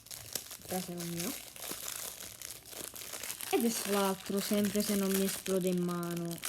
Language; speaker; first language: Italian; native; Italian